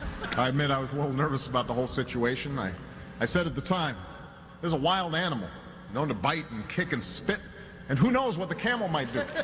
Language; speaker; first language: English; native; English